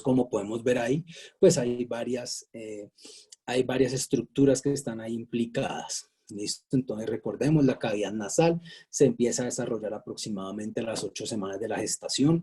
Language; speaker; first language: Spanish; native; Spanish